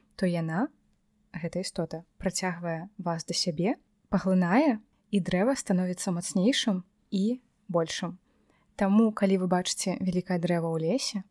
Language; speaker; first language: Belarusian; non-native, local second language; Russian